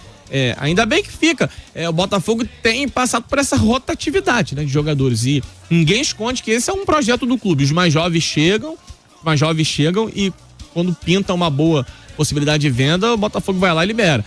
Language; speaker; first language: Portuguese; native; Portuguese